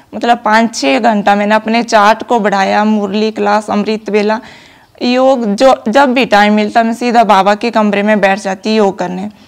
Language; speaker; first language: Hindi; native; Hindi